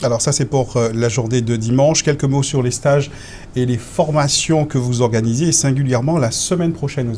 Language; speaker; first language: French; native; French